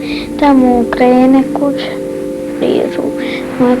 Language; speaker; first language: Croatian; non-native, learner; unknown